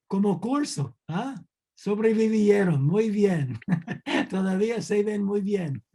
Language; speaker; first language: Spanish; non-native, fluent; English